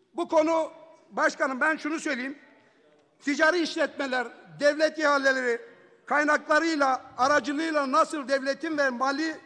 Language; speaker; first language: Turkish; native; Turkish